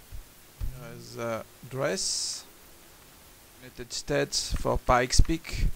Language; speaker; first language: English; non-native, learner; French